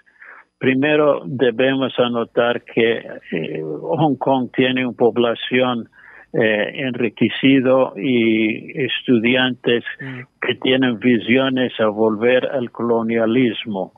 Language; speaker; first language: Spanish; non-native, fluent; English